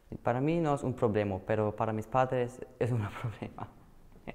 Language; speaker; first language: Spanish; non-native, learner; German